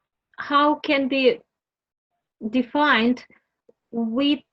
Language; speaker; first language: English; non-native, learner; Russian